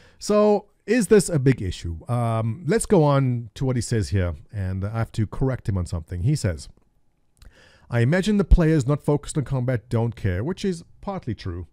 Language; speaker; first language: English; native; English